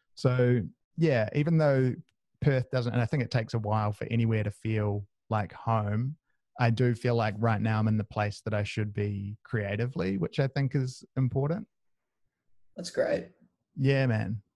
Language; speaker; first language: English; native; English